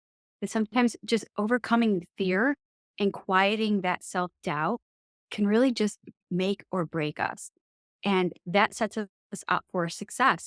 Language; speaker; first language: English; native; English